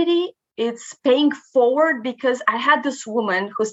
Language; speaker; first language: English; non-native, fluent; Romanian